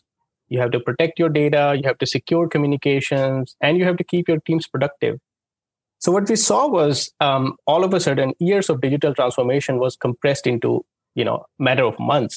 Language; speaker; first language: English; non-native, local second language; Hindi